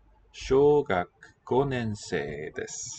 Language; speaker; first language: Japanese; non-native, learner; English